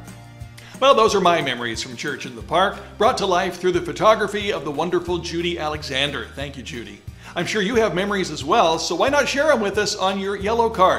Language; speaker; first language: English; native; English